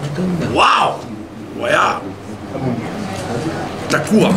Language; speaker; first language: Hebrew; non-native, fluent; French